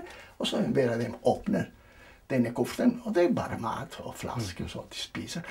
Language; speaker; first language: Norwegian; non-native, fluent; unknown